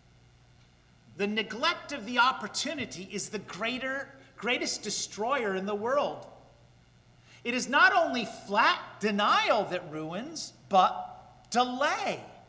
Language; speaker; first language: English; native; English